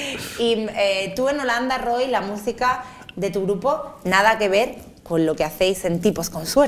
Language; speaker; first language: Spanish; native; Spanish